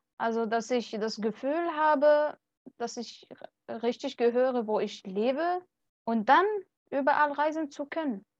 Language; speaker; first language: German; non-native, fluent; Arabic